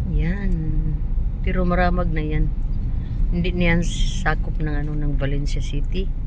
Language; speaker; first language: Filipino; non-native, local second language; Cebuano